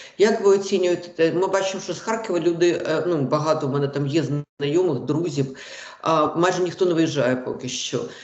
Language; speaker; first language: Ukrainian; non-native, local second language; Russian